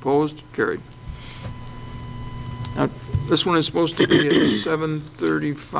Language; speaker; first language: English; native; English